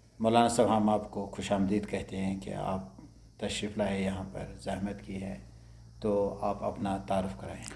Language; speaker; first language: Urdu; non-native, local second language; Kashmiri